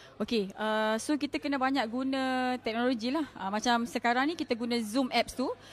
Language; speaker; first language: Malay; native; Malay